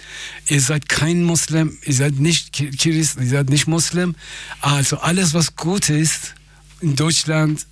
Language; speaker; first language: German; non-native, fluent; Persian